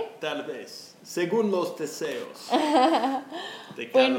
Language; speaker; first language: Spanish; non-native, fluent; English